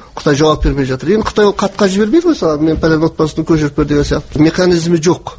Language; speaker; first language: Kazakh; native; Kazakh